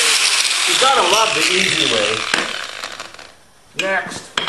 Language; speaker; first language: English; native; English